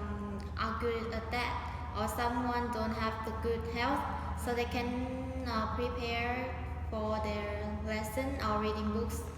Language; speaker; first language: English; non-native, learner; Vietnamese